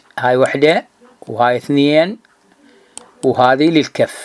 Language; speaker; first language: Arabic; native; Arabic